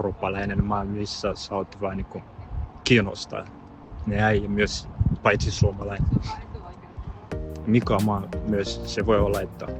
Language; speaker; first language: Finnish; non-native, learner; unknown